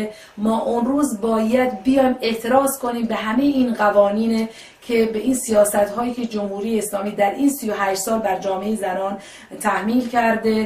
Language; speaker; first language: Persian; native; Persian